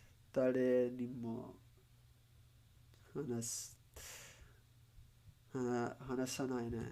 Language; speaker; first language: Japanese; non-native, learner; Spanish